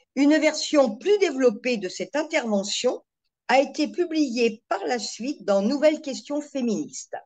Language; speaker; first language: French; native; French